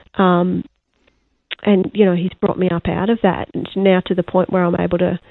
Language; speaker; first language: English; native; English